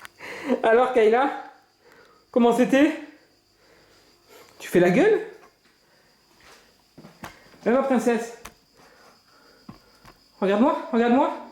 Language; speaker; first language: French; native; French